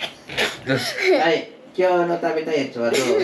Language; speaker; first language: Japanese; non-native, fluent; Filipino